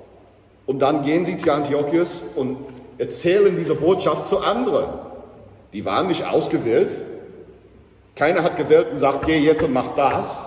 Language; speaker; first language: German; non-native, fluent; English